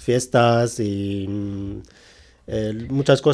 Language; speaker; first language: Spanish; non-native, learner; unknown